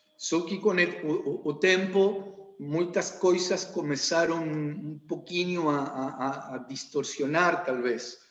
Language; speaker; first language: Portuguese; non-native, learner; Spanish